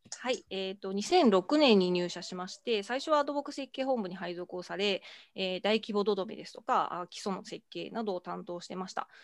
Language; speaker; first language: Japanese; native; Japanese